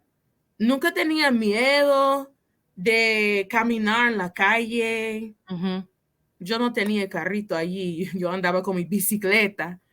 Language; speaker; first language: Spanish; non-native, fluent; English